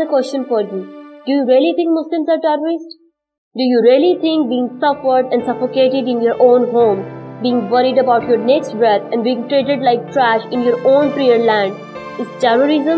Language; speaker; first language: English; non-native, local second language; Urdu